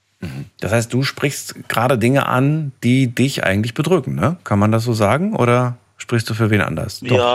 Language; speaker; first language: German; native; German